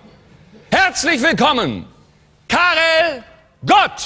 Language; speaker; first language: German; native; German